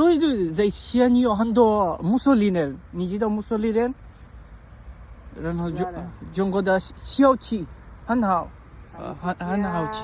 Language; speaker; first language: Chinese; non-native, learner; Bangla